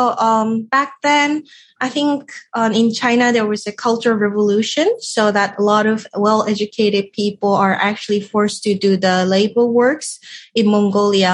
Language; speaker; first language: English; non-native, fluent; Japanese